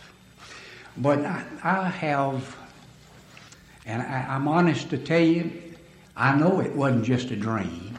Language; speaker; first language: English; native; English